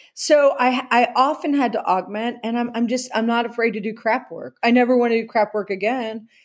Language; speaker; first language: English; native; English